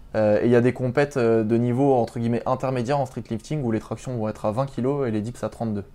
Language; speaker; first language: French; native; French